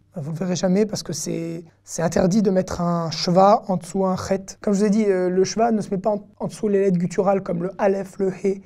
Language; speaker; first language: French; native; French